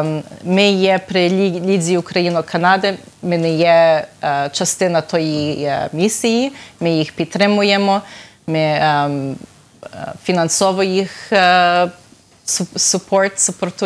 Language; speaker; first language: Ukrainian; early bilingual, heritage; Ukrainian